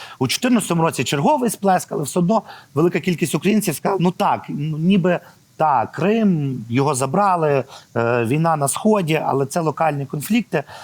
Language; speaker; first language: Ukrainian; native; Ukrainian